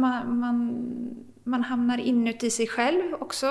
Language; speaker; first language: Swedish; native; Swedish